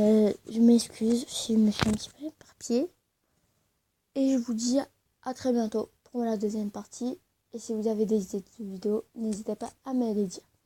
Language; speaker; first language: French; early bilingual, other home language; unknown